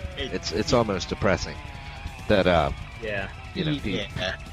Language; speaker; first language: English; native; English